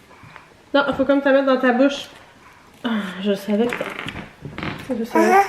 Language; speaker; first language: French; native; French